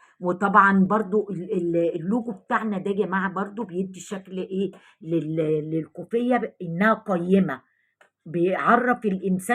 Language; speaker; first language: Arabic; native; Arabic